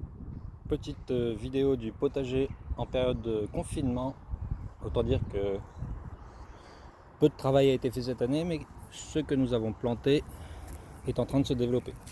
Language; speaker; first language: French; native; French